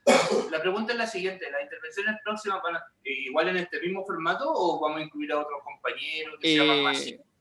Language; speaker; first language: Spanish; native; Spanish